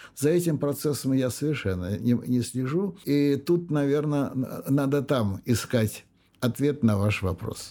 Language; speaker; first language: Russian; native; Russian